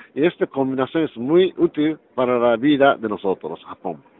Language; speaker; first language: Spanish; non-native, learner; Japanese